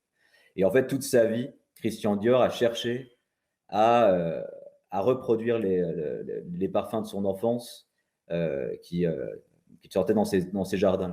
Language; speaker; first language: French; native; French